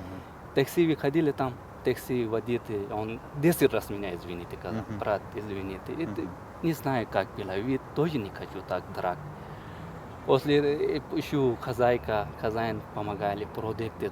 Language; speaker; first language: Russian; non-native, learner; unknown